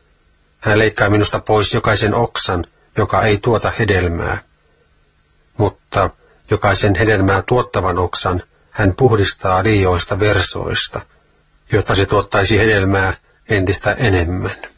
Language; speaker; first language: Finnish; native; Finnish